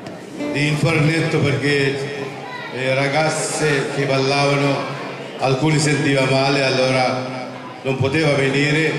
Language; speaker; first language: Italian; non-native, fluent; Sinhala